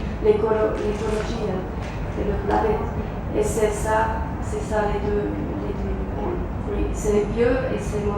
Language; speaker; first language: French; non-native, local second language; German